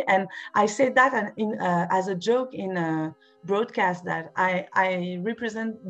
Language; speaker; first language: English; non-native, fluent; French